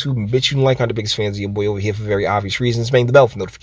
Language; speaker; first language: English; native; English